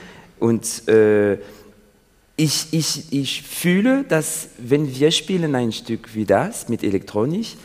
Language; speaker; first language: German; non-native, learner; French